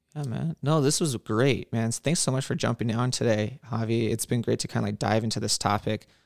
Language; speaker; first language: English; native; English